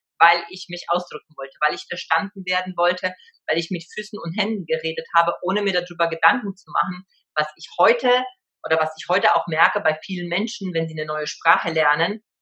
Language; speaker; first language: German; early bilingual, other home language; Polish